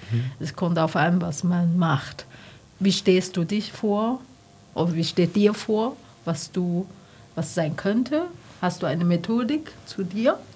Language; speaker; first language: German; non-native, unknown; Chinese